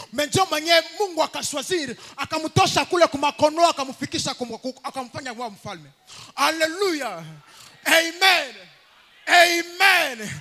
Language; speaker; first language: Swahili; native; Swahili